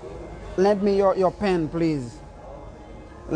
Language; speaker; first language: English; non-native, learner; Haitian Creole